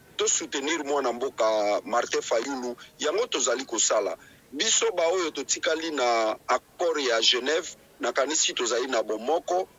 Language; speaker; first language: Lingala; native; Lingala